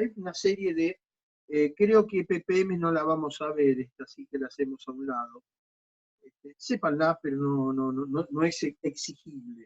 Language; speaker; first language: Spanish; native; Spanish